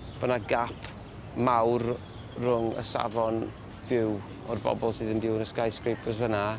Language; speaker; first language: Welsh; native; Welsh